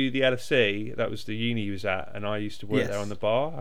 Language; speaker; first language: English; native; English